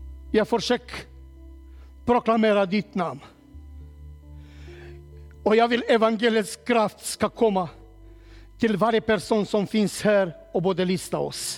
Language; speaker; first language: Swedish; non-native, learner; Romanian